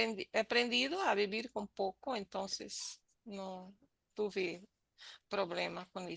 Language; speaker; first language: Spanish; non-native, learner; Portuguese